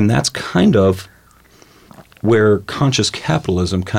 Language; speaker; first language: English; native; English